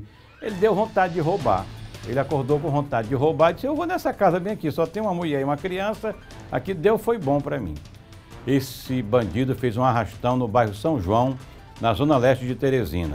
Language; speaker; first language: Portuguese; native; Portuguese